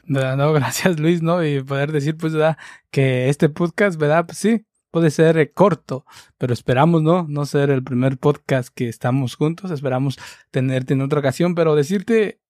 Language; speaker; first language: Spanish; native; Spanish